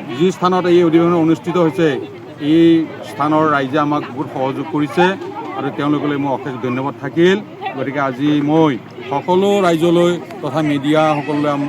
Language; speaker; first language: Assamese; non-native, local second language; Bodo